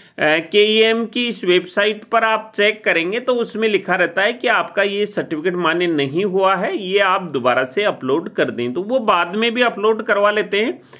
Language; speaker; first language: Hindi; native; Hindi